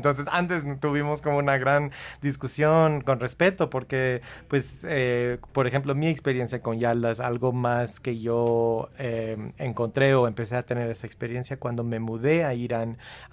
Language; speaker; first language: Spanish; non-native, fluent; English